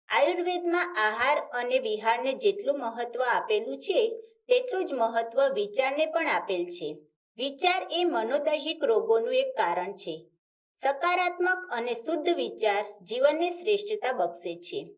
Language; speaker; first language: Gujarati; native; Gujarati